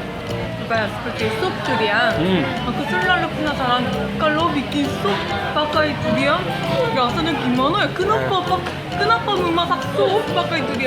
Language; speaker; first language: Indonesian; non-native, fluent; Korean